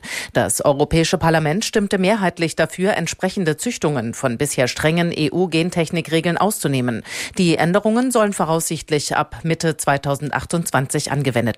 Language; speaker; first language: German; native; German